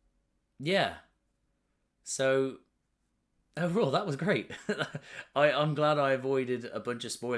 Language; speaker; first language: English; native; English